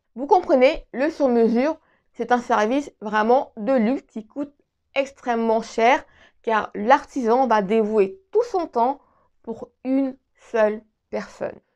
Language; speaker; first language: French; native; French